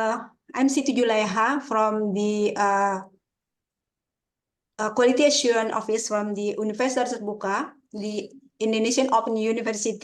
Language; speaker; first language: English; non-native, fluent; Indonesian